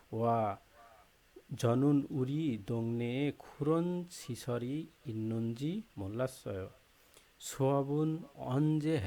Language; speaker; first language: Korean; non-native, fluent; Bangla